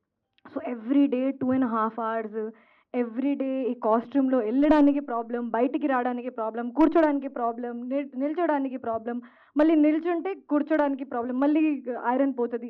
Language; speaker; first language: Telugu; non-native, fluent; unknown